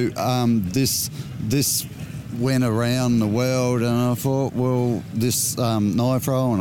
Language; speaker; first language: English; native; English